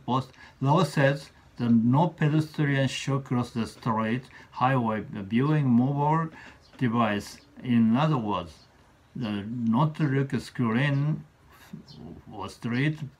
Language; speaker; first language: English; non-native, learner; Japanese